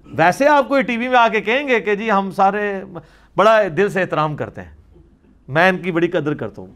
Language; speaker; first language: Urdu; non-native, local second language; Punjabi